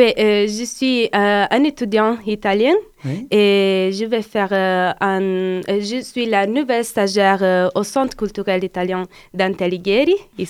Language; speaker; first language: French; non-native, learner; Italian